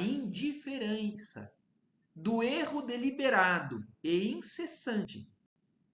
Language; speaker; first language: Portuguese; native; Portuguese